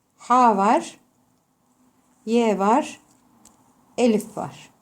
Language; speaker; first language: Turkish; native; Turkish